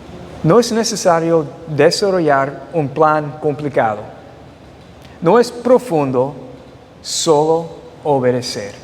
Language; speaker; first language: Spanish; non-native, fluent; English